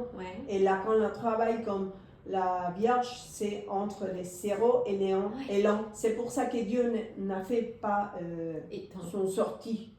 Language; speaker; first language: French; non-native, fluent; Spanish